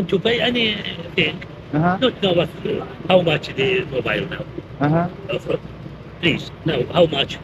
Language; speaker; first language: English; non-native, learner; Arabic